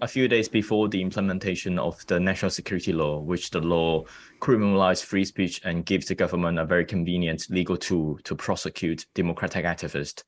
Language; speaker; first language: English; non-native, local second language; Cantonese